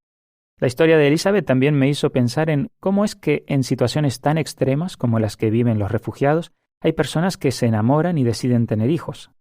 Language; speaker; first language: Spanish; native; Spanish